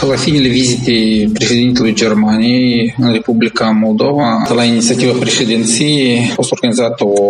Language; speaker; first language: Romanian; native; Romanian